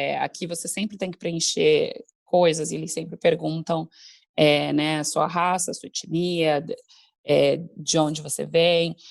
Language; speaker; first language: Portuguese; native; Portuguese